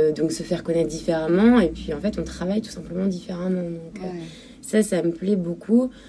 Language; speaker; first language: French; native; French